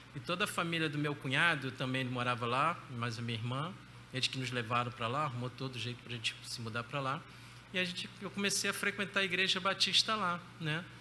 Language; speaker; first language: Portuguese; native; Portuguese